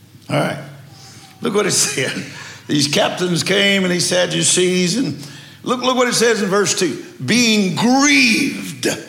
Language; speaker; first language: English; native; English